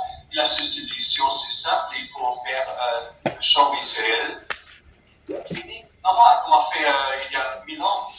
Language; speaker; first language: French; non-native, fluent; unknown